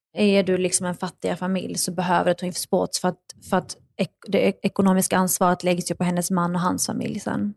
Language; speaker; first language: Swedish; early bilingual, other home language; Arabic